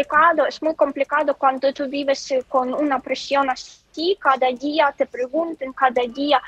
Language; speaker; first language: Spanish; non-native, fluent; Ukrainian